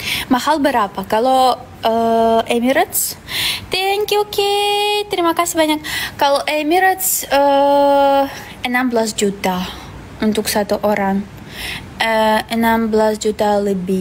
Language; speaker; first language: Indonesian; non-native, fluent; Russian